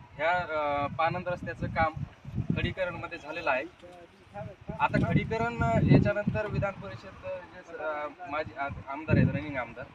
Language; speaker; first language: Marathi; non-native, local second language; Lambadi